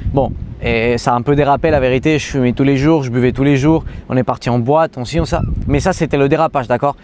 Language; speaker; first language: French; native; French